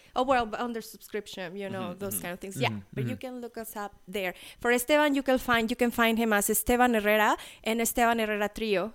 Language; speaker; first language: English; non-native, fluent; Spanish